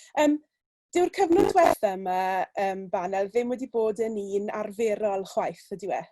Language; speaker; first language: Welsh; native; Welsh